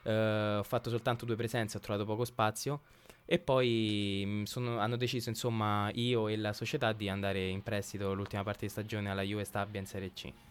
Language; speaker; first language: Italian; native; Italian